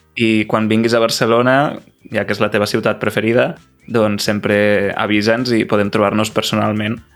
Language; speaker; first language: Catalan; native; Catalan